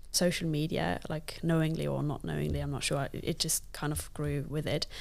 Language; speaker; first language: English; non-native, fluent; Luxembourgish